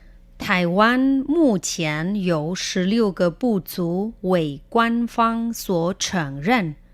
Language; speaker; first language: Chinese; non-native, fluent; Spanish